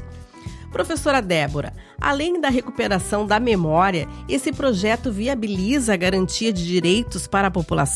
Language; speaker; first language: Portuguese; native; Portuguese